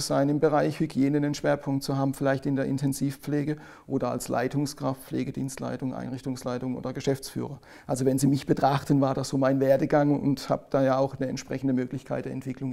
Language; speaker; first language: German; native; German